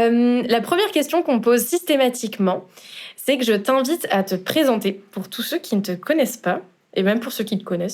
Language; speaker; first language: French; native; French